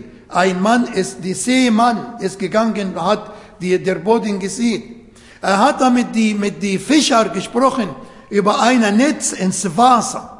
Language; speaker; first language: German; non-native, fluent; Arabic